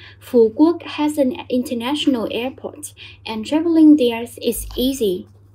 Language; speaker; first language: English; non-native, fluent; Vietnamese